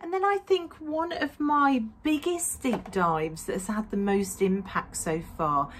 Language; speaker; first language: English; native; English